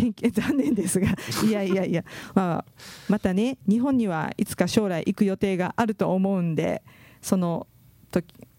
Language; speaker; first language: Japanese; native; Japanese